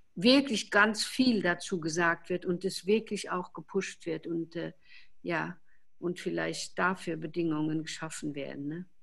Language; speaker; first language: German; non-native, local second language; Luxembourgish